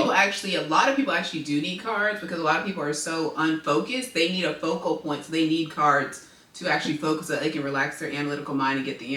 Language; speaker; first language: English; native; English